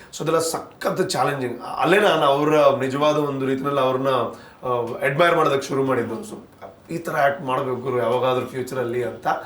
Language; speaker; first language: Kannada; non-native, local second language; Tulu